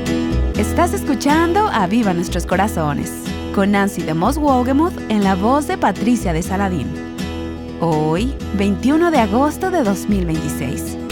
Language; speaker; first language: Spanish; native; Spanish